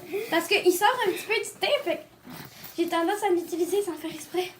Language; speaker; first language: French; native; French